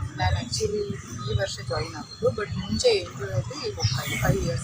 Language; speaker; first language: Kannada; non-native, local second language; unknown